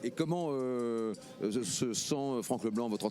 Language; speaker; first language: French; native; French